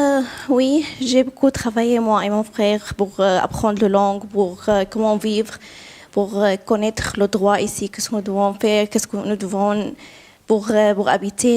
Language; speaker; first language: French; non-native, learner; Arabic